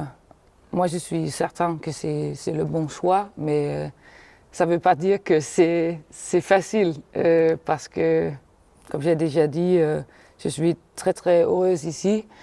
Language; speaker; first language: French; non-native, fluent; Danish